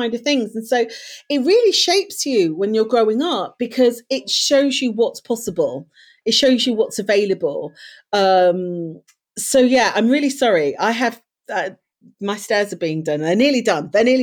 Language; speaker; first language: English; native; English